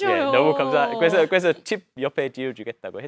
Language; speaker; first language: Korean; non-native, fluent; English